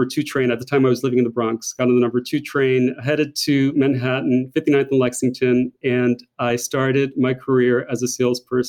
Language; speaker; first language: English; native; English